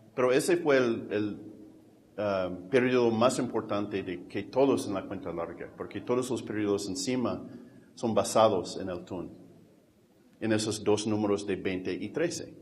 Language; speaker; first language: Spanish; non-native, fluent; English